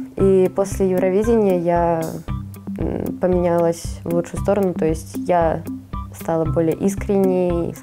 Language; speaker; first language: Russian; native; Russian